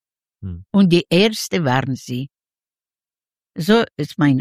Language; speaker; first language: German; non-native, learner; Yiddish